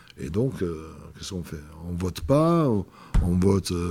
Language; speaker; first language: French; native; French